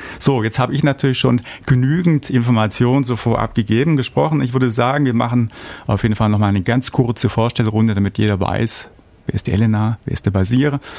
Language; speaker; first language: German; native; German